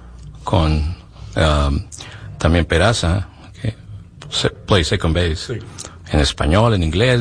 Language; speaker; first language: Spanish; native; Spanish